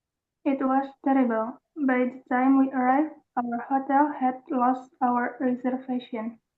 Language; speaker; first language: English; non-native, learner; Indonesian